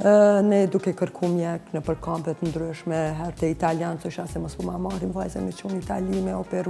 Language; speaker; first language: Albanian; native; Albanian